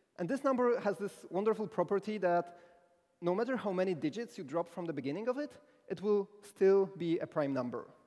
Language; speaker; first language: English; non-native, fluent; Polish